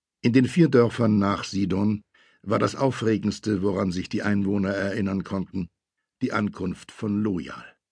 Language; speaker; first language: German; native; German